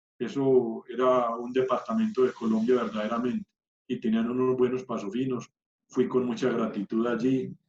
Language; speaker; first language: Spanish; native; Spanish